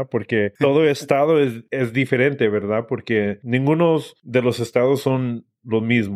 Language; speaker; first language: Spanish; early bilingual, heritage; English